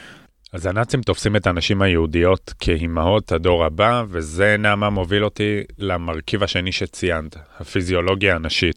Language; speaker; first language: Hebrew; native; Hebrew